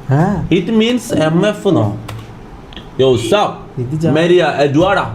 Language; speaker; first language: English; non-native, local second language; Malayalam